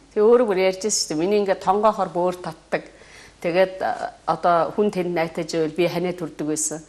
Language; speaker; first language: Mongolian; native; Mongolian